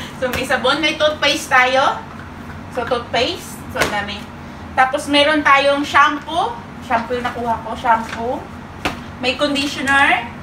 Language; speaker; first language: Filipino; native; Filipino